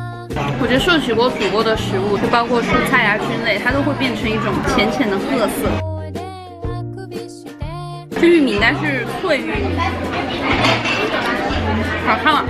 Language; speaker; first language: Chinese; native; Chinese